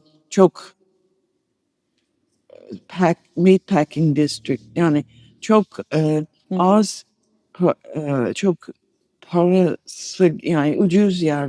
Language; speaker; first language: Turkish; non-native, fluent; English